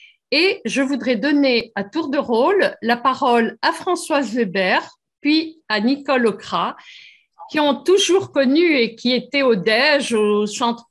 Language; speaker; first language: French; native; French